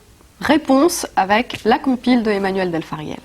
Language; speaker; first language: French; native; French